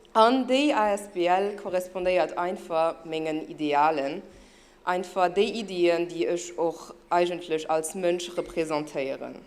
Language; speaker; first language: Luxembourgish; non-native, fluent; Portuguese